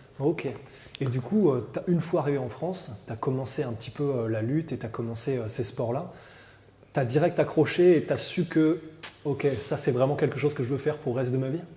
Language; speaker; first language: French; native; French